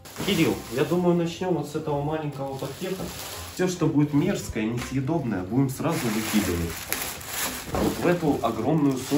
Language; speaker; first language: Russian; native; Russian